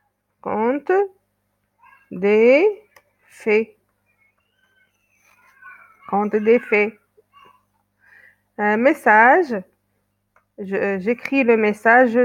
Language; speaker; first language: French; non-native, local second language; Arabic